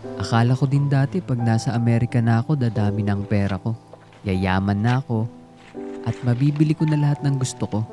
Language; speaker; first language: Filipino; native; Filipino